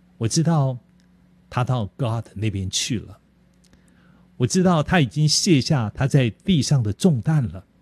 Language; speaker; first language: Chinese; native; Chinese